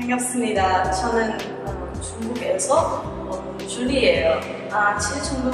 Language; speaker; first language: Korean; non-native, learner; Chinese